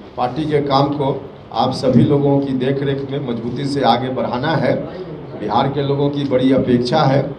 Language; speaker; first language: Hindi; native; Hindi